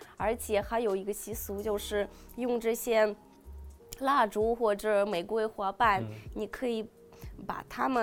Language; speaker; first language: Chinese; non-native, fluent; Russian